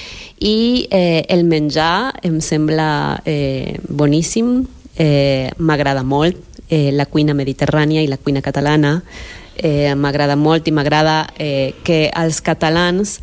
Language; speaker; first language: Catalan; non-native, fluent; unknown